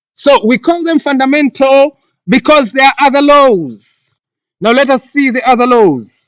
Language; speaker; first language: English; non-native, local second language; Swahili